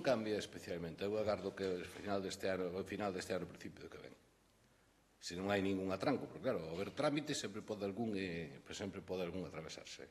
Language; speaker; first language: Galician; native; Galician